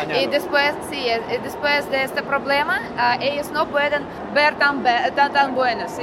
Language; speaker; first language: Spanish; non-native, learner; Russian